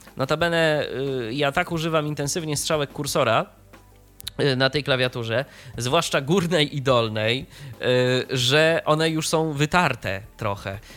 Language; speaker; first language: Polish; native; Polish